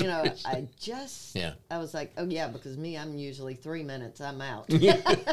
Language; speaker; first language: English; native; English